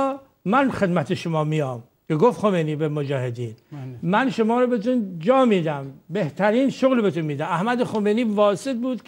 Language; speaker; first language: Persian; native; Persian